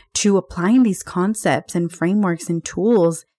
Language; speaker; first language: English; early bilingual, other home language; Spanish